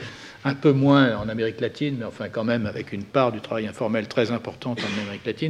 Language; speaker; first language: French; native; French